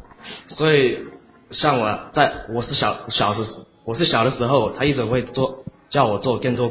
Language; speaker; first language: Chinese; early bilingual, heritage; Chinese